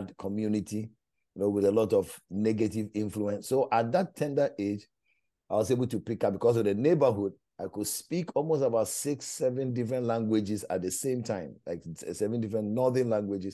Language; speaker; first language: English; non-native, local second language; Akan